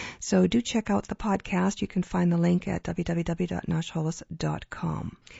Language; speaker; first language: English; early bilingual, other home language; Ukrainian